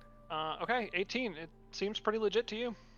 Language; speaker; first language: English; native; English